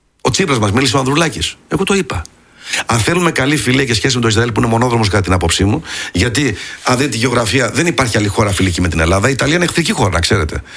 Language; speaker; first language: Greek; early bilingual, heritage; Greek